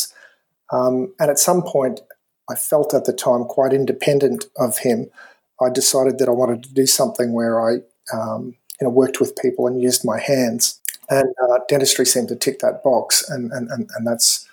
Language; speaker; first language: English; native; English